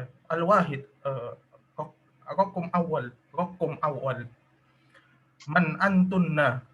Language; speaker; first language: Arabic; non-native, learner; Indonesian